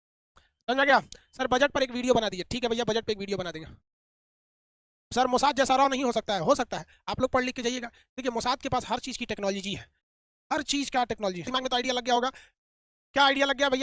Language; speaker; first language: Hindi; native; Hindi